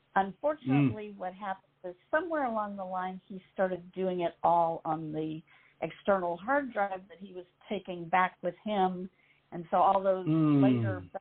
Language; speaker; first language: English; native; English